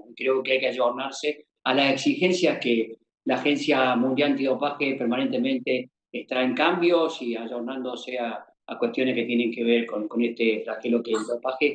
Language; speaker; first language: Spanish; native; Spanish